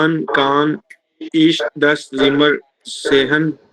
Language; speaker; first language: German; non-native, learner; Urdu